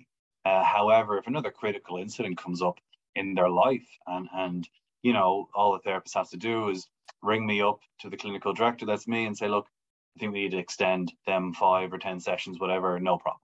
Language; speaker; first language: English; native; English